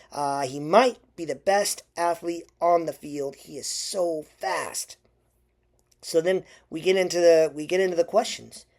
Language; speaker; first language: English; native; English